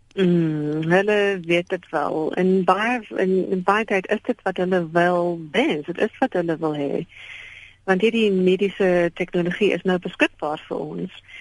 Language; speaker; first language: Afrikaans; non-native, local second language; English